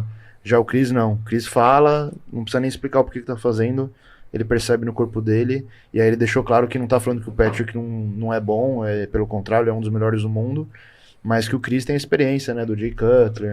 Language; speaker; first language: Portuguese; native; Portuguese